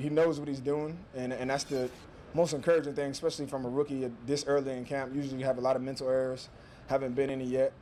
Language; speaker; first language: English; native; English